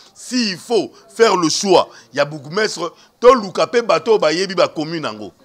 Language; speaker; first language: French; non-native, local second language; Lingala